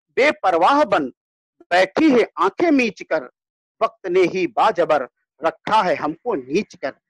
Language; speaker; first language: Hindi; native; Hindi